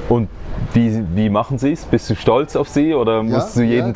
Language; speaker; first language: German; native; German